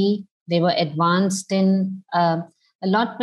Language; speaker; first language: English; non-native, local second language; Hindi